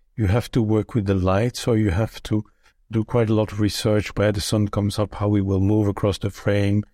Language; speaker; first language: English; non-native, fluent; Dutch